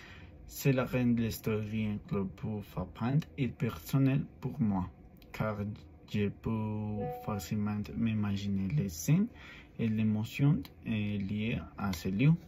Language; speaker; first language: French; non-native, learner; Spanish